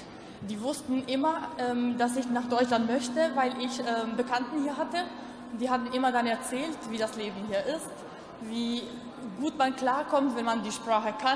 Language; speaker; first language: German; non-native, local second language; Albanian